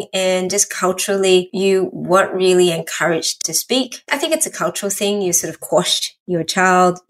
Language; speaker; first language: English; native; English